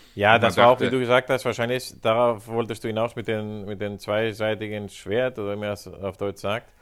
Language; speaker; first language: German; non-native, fluent; Spanish